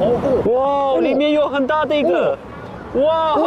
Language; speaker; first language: Chinese; non-native, fluent; Turkish